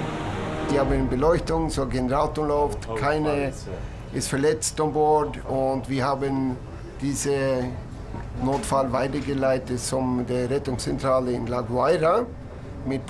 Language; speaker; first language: German; non-native, learner; Norwegian